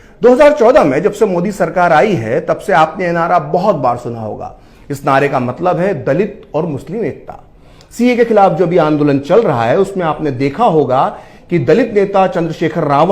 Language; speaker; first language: Hindi; native; Hindi